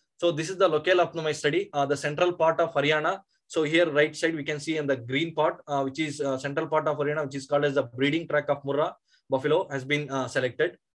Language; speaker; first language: English; non-native, local second language; Kannada